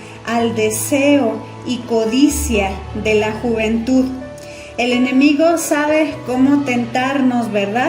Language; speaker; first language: Spanish; native; Spanish